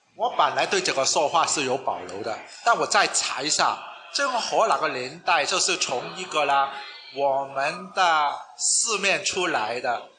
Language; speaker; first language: Chinese; non-native, local second language; Cantonese